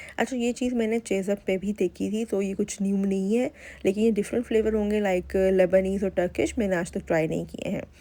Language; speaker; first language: Urdu; native; Urdu